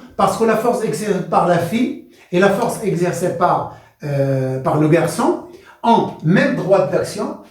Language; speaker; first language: French; non-native, local second language; Arabic